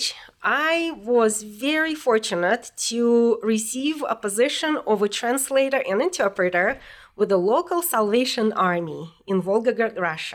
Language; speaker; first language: English; non-native, fluent; Russian